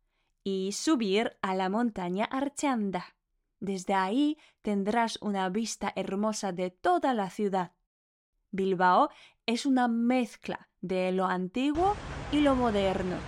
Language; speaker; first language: Spanish; non-native, fluent; Polish